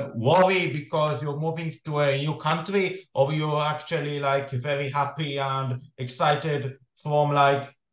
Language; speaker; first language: English; non-native, fluent; Hebrew